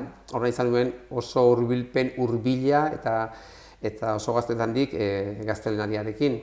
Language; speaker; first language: Basque; non-native, local second language; Spanish